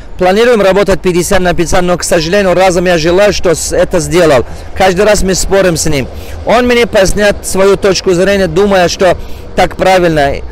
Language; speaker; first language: Russian; non-native, local second language; Tajik